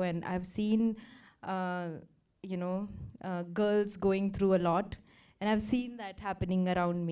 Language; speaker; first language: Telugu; non-native, local second language; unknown